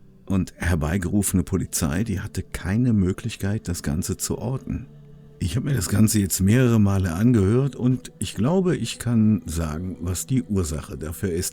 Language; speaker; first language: German; native; German